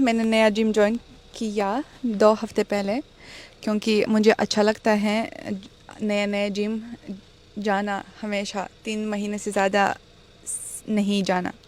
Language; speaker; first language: Hindi; non-native, fluent; Russian